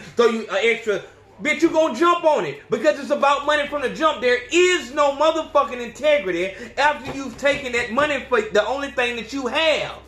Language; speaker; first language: English; native; English